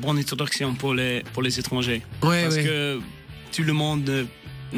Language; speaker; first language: French; non-native, learner; English